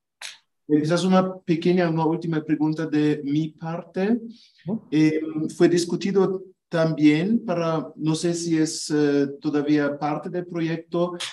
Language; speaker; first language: Spanish; non-native, fluent; German